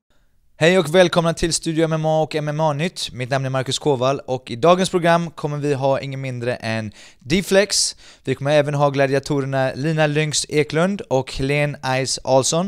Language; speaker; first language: Swedish; native; Swedish